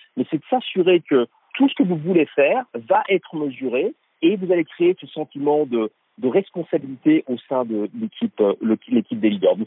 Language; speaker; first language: French; native; French